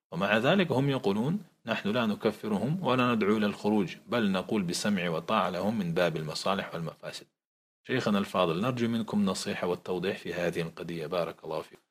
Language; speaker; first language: Arabic; non-native, fluent; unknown